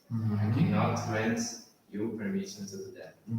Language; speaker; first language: English; non-native, learner; Portuguese